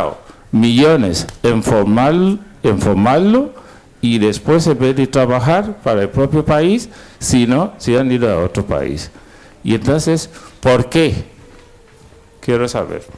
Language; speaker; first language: Spanish; non-native, fluent; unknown